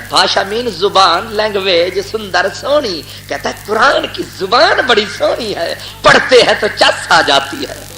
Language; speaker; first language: Urdu; non-native, local second language; Punjabi